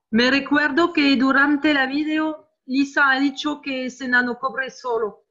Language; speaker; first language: Spanish; non-native, learner; French